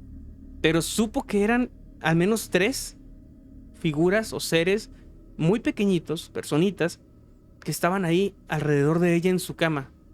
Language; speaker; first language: Spanish; native; Spanish